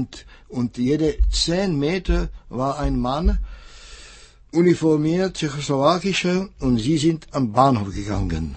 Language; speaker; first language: German; non-native, fluent; Czech